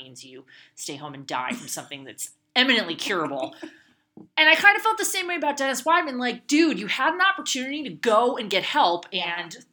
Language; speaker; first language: English; native; English